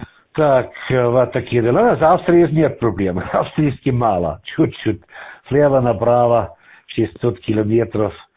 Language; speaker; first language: Russian; non-native, learner; German